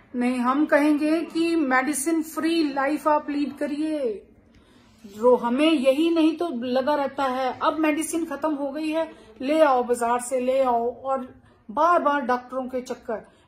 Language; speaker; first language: Hindi; native; Hindi